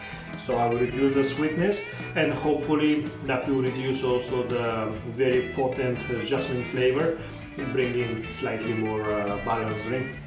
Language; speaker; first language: English; non-native, fluent; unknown